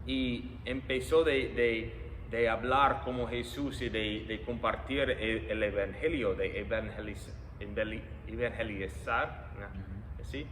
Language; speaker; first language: Spanish; non-native, fluent; English